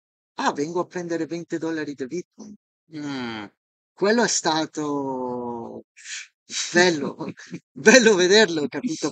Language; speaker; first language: Italian; non-native, fluent; Spanish